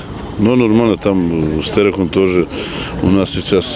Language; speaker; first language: Russian; non-native, fluent; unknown